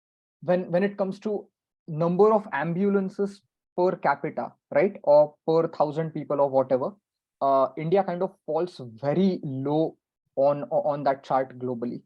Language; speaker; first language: English; non-native, local second language; Marathi